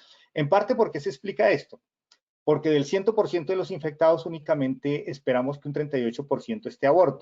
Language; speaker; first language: Spanish; native; Spanish